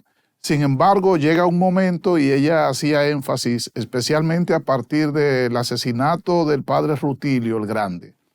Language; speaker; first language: Spanish; native; Spanish